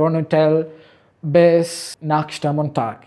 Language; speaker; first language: German; non-native, fluent; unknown